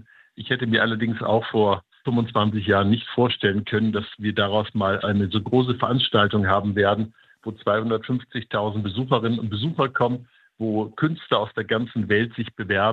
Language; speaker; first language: German; native; German